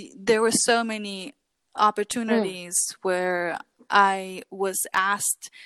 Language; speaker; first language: English; early bilingual, other home language; Kurdish